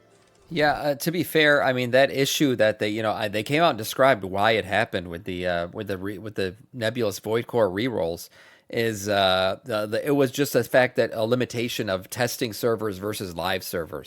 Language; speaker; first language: English; native; English